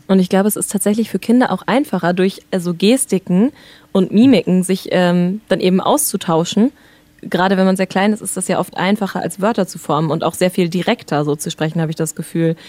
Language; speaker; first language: German; native; German